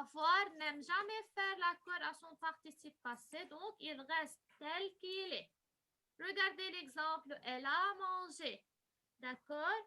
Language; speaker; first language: French; non-native, local second language; Arabic